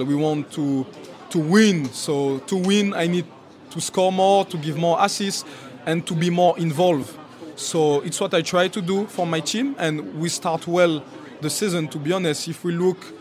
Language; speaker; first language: English; non-native, fluent; French